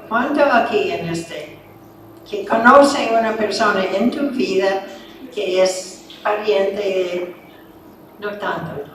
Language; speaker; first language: Spanish; non-native, fluent; English